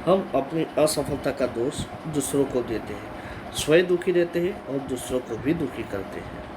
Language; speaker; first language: Hindi; non-native, local second language; Gujarati